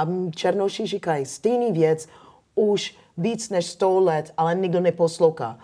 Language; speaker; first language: Czech; non-native, fluent; English